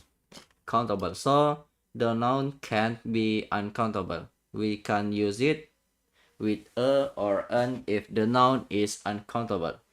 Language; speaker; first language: English; non-native, learner; Indonesian